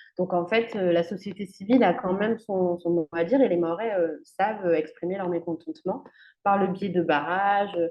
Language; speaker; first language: French; native; French